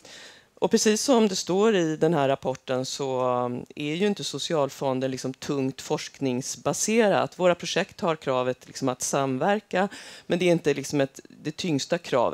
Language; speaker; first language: Swedish; native; Swedish